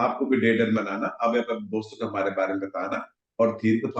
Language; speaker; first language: Hindi; native; Hindi